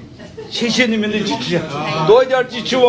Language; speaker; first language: Chinese; non-native, local second language; Uyghur